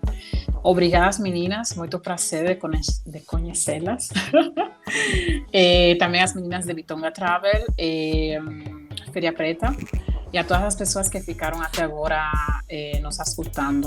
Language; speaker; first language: Portuguese; non-native, fluent; Spanish